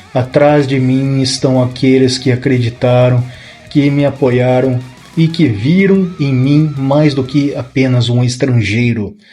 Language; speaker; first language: Portuguese; native; Portuguese